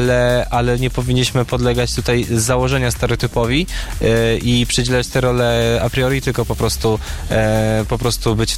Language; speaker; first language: Polish; native; Polish